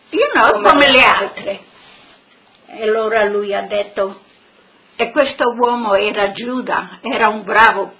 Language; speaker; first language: Italian; non-native, local second language; Friulian